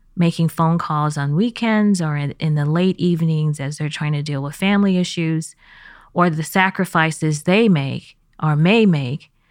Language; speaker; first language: English; early bilingual, other home language; Chinese